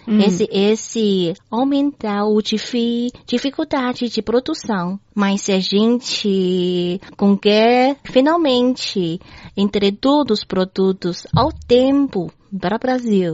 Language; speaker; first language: Portuguese; non-native, learner; Chinese